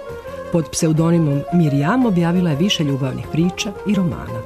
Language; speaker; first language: Serbian; native; Serbian